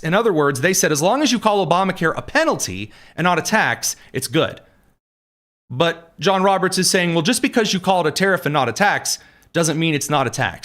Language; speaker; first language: English; native; English